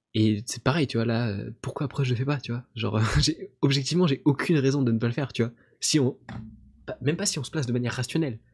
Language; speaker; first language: French; native; French